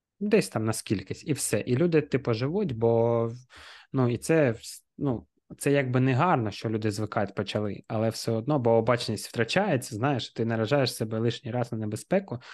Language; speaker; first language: Ukrainian; non-native, local second language; Russian